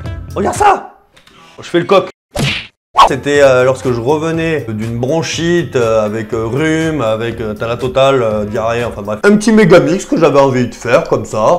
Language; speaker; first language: French; native; French